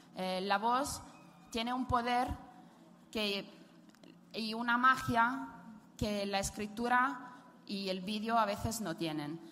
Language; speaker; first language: Spanish; non-native, fluent; Italian